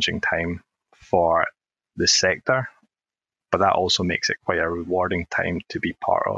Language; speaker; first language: English; native; English